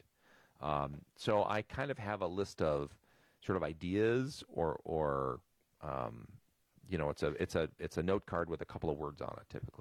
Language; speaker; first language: English; native; English